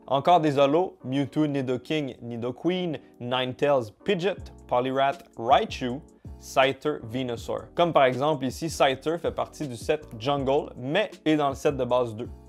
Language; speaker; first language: French; native; French